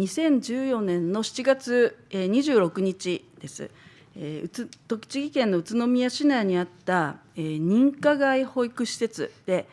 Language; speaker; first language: Japanese; native; Japanese